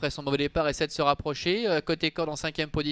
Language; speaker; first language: French; native; French